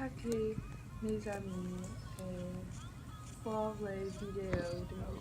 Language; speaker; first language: French; non-native, learner; English